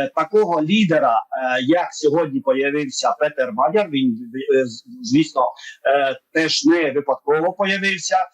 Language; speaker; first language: Ukrainian; non-native, local second language; Hungarian